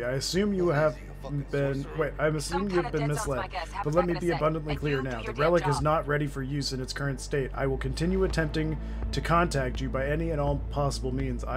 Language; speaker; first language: English; native; English